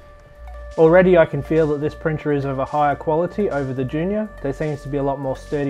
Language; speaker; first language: English; native; English